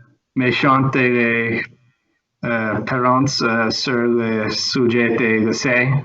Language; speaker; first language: French; non-native, learner; English